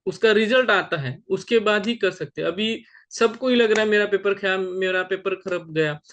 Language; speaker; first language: Hindi; non-native, local second language; Marathi